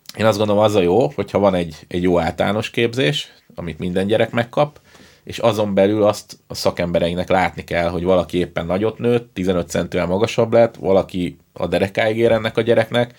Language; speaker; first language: Hungarian; native; Hungarian